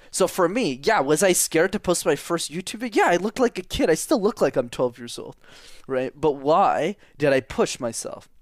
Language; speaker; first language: English; native; English